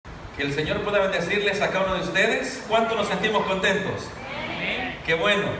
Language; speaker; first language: Spanish; native; Spanish